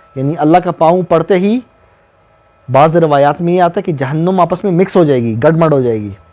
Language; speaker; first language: Urdu; non-native, local second language; Northern Hindko